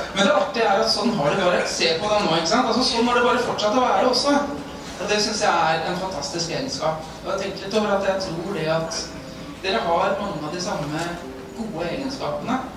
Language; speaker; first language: Norwegian; native; Norwegian